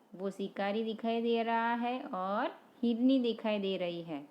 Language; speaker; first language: Hindi; non-native, local second language; Gujarati